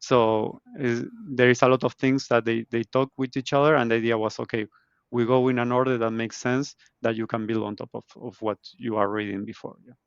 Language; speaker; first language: English; non-native, fluent; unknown